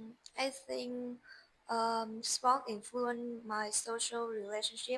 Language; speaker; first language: English; non-native, learner; Vietnamese